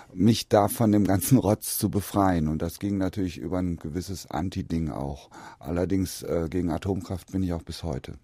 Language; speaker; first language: German; native; German